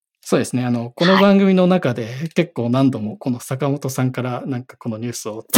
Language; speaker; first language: Japanese; native; Japanese